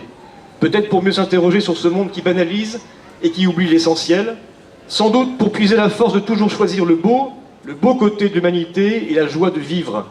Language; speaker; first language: French; native; French